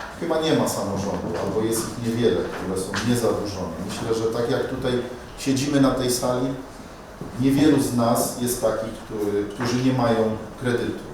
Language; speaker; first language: Polish; native; Polish